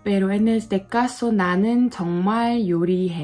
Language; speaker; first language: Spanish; non-native, learner; Korean